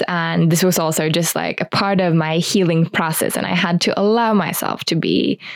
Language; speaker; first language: English; non-native, fluent; Finnish